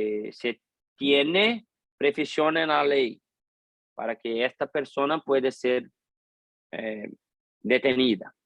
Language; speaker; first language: Spanish; non-native, fluent; Portuguese